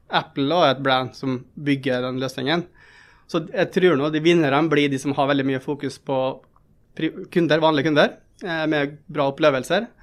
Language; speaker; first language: Norwegian; early bilingual, other home language; Tamil